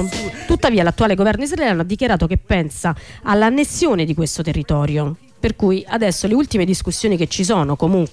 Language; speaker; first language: Italian; native; Italian